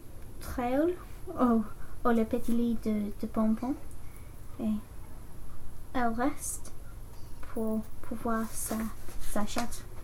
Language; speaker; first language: French; non-native, learner; English